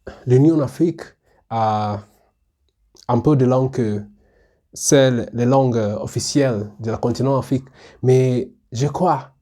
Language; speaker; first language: French; non-native, learner; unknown